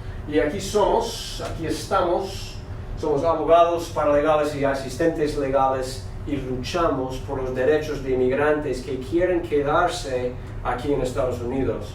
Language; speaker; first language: Spanish; non-native, fluent; English